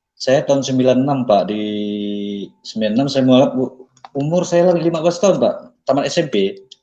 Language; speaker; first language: Indonesian; non-native, local second language; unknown